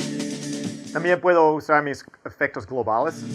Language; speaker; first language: Spanish; non-native, fluent; English